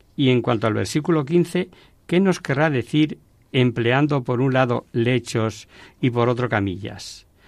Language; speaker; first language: Spanish; native; Spanish